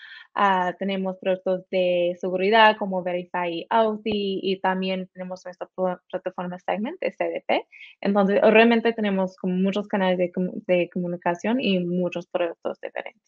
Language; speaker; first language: Spanish; early bilingual, heritage; Spanish